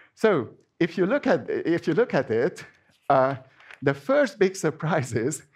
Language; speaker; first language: English; non-native, fluent; Hungarian